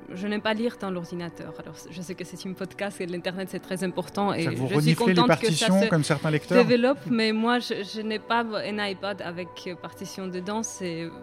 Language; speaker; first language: French; non-native, fluent; Georgian